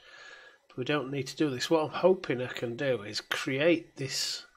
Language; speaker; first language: English; native; English